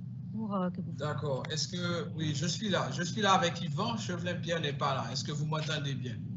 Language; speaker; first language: French; non-native, local second language; Haitian Creole